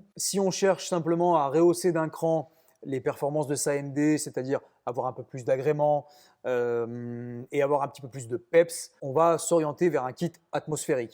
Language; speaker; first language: French; native; French